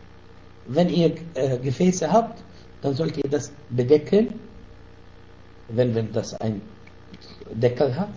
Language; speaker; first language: German; non-native, fluent; Arabic